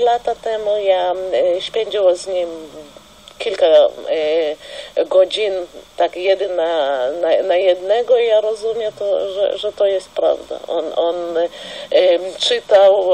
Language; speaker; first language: Polish; non-native, fluent; Russian